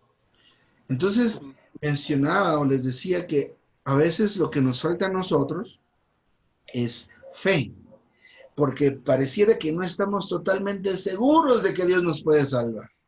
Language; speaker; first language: Spanish; native; Spanish